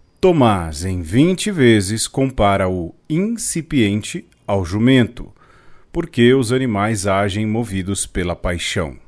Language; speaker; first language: Portuguese; native; Portuguese